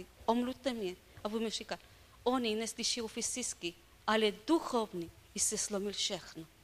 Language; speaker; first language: Czech; non-native, learner; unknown